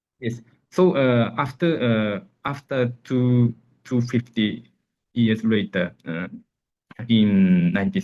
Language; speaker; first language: English; non-native, learner; Japanese